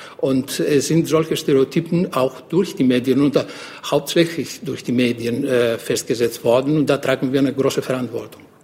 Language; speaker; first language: German; non-native, fluent; Greek